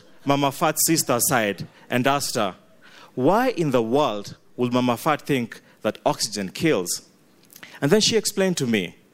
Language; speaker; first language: English; non-native, local second language; Ganda